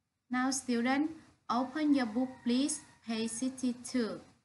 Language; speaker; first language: English; non-native, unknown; Vietnamese